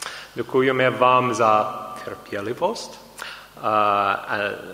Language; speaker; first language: Czech; non-native, learner; English